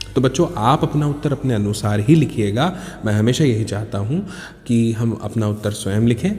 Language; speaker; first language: Hindi; native; Hindi